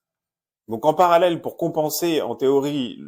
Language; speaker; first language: French; native; French